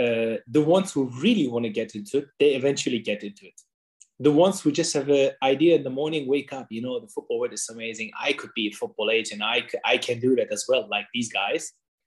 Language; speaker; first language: English; non-native, fluent; German